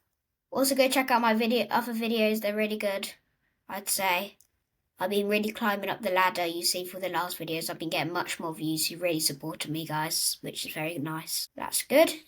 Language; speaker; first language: English; native; English